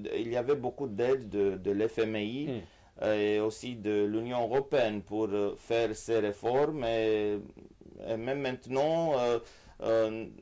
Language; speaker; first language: French; non-native, fluent; Romanian